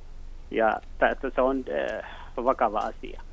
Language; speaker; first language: Finnish; non-native, learner; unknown